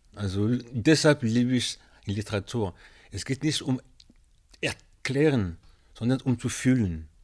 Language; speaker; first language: German; non-native, fluent; French